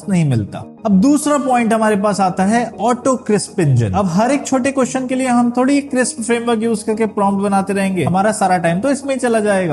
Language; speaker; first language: Hindi; native; Hindi